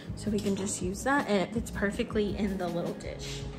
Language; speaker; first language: English; early bilingual, other home language; Spanish